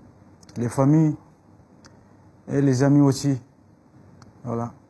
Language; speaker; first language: French; non-native, learner; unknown